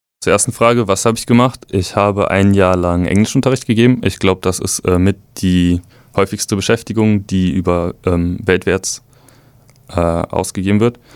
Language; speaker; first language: German; early bilingual, other home language; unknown